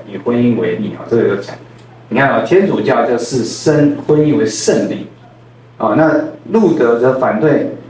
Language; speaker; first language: Chinese; non-native, local second language; Min Nan Chinese